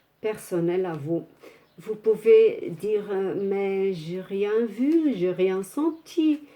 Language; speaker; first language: French; non-native, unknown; Portuguese